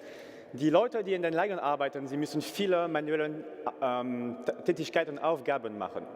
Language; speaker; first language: German; non-native, fluent; French